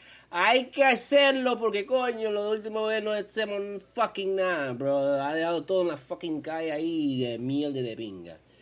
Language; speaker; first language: Spanish; early bilingual, heritage; Spanish